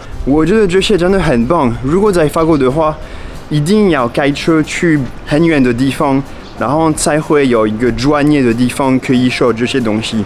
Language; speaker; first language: Chinese; non-native, fluent; French